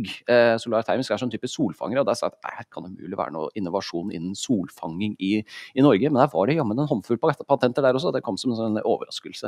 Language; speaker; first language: Norwegian; native; Norwegian